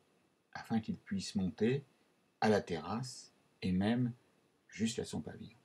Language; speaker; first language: French; native; French